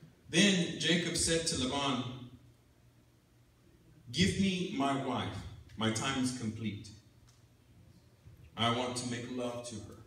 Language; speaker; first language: English; early bilingual, other home language; Spanish